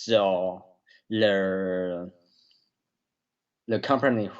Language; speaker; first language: English; non-native, learner; Chinese